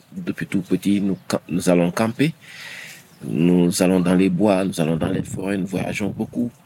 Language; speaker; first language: French; non-native, local second language; Wolof